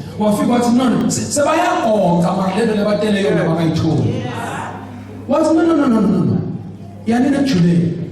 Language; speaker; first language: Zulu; non-native, local second language; Swati